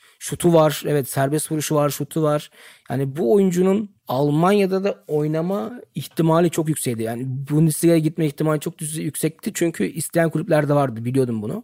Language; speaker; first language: Turkish; early bilingual, heritage; Turkish